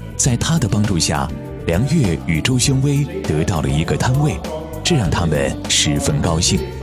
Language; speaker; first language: Chinese; native; Chinese